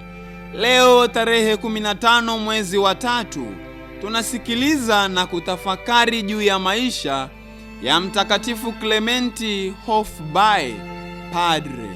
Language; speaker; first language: Swahili; native; Swahili